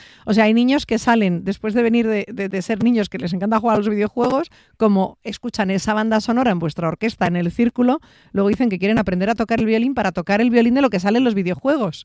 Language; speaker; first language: Spanish; native; Spanish